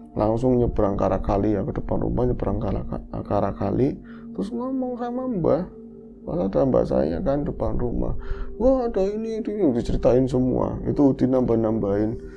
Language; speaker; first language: Indonesian; non-native, local second language; Javanese